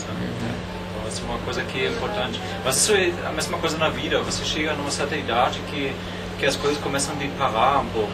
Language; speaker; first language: Portuguese; non-native, fluent; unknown